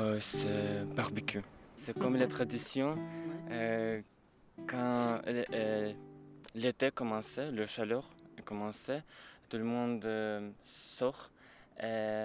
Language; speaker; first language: French; non-native, learner; Ukrainian